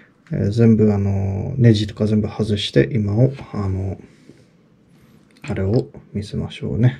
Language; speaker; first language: Japanese; non-native, fluent; English